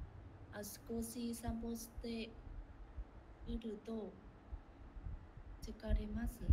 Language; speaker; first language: Japanese; non-native, learner; Vietnamese